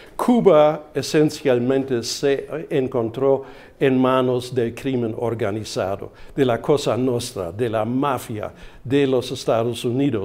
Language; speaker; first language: Spanish; non-native, fluent; German